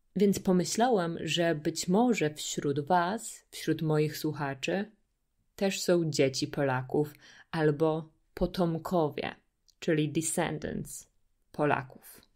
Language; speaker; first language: Polish; native; Polish